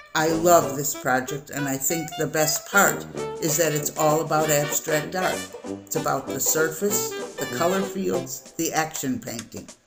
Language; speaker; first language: English; native; English